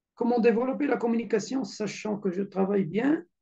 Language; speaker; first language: French; non-native, local second language; Arabic